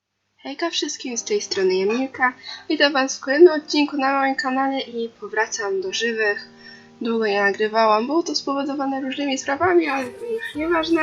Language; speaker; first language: Polish; native; Polish